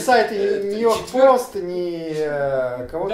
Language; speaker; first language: Russian; native; Russian